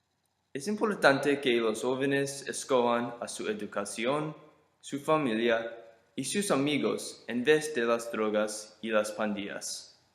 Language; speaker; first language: Spanish; non-native, learner; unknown